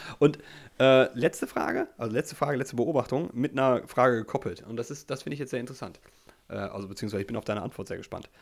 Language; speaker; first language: German; early bilingual, other home language; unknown